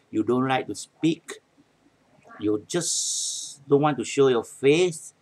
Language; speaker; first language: English; non-native, local second language; Malay